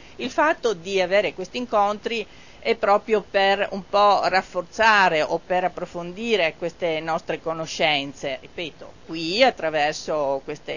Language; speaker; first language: Italian; native; Italian